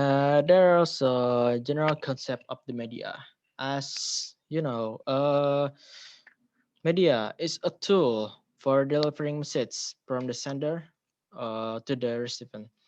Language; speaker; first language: English; non-native, learner; Indonesian